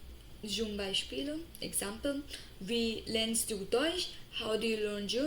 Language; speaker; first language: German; non-native, fluent; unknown